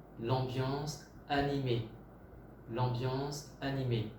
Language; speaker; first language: French; non-native, fluent; Vietnamese